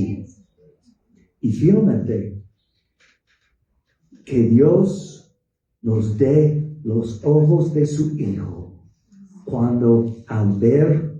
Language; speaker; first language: Spanish; non-native, fluent; English